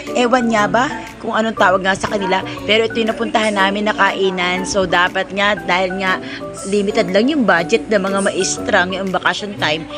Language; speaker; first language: Filipino; native; Filipino